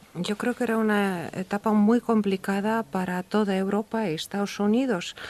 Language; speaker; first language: Spanish; early bilingual, heritage; Russian